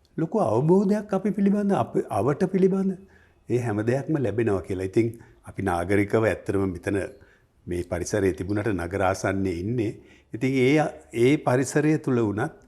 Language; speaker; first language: Sinhala; native; Sinhala